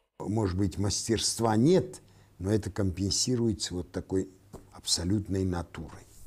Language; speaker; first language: Russian; non-native, local second language; Armenian